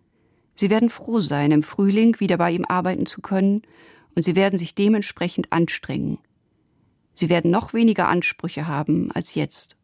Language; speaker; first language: German; native; German